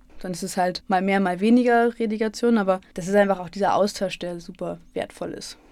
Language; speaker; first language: German; native; German